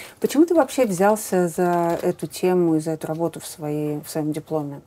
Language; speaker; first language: Russian; native; Russian